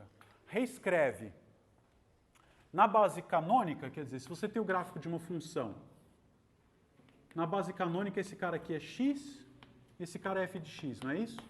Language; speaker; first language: Portuguese; native; Portuguese